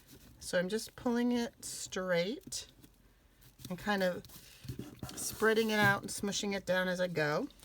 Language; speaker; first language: English; native; English